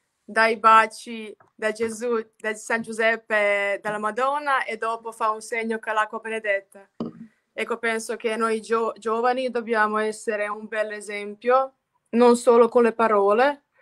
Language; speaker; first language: Italian; non-native, fluent; Croatian